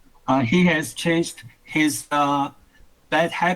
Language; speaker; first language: English; non-native, learner; Chinese